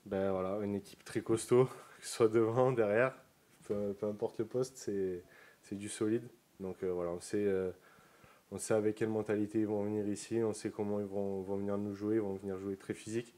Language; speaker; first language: French; native; French